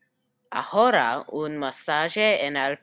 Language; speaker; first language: Spanish; non-native, learner; English